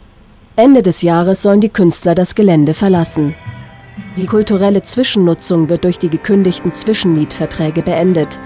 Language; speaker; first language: German; native; German